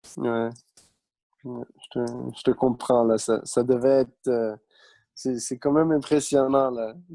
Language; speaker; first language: French; early bilingual, other home language; Arabic